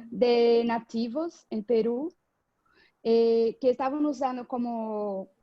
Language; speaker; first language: Spanish; non-native, fluent; Portuguese